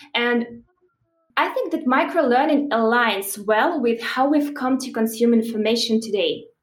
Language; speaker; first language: English; non-native, fluent; Russian